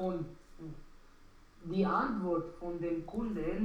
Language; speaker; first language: German; non-native, learner; Romanian